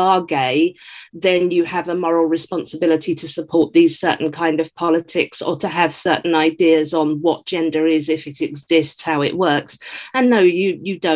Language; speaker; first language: English; native; English